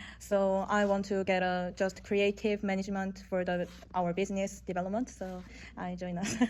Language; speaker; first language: English; non-native, learner; Korean